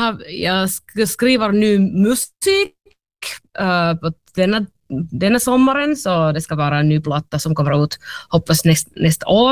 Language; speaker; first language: Swedish; non-native, learner; Finnish